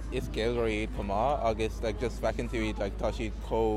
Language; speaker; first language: Irish; non-native, local second language; English